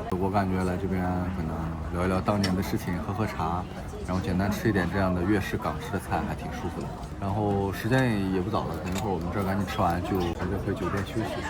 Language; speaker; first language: Chinese; native; Chinese